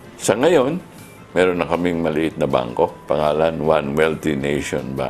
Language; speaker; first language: Filipino; native; Filipino